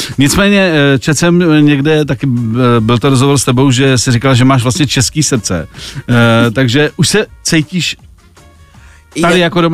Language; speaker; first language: Czech; native; Czech